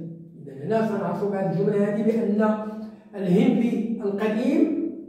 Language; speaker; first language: Arabic; native; Arabic